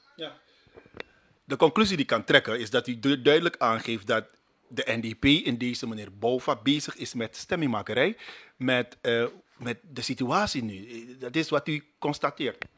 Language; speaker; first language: Dutch; native; Dutch